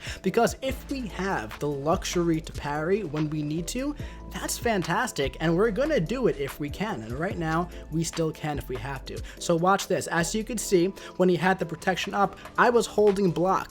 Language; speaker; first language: English; native; English